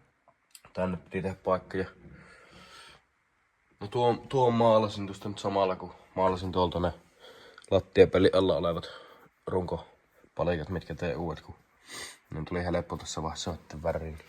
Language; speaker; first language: Finnish; native; Finnish